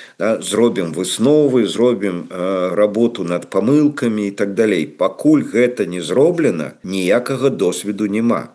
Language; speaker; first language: Belarusian; non-native, local second language; Russian